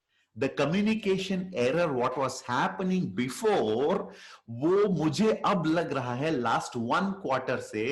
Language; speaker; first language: Hindi; native; Hindi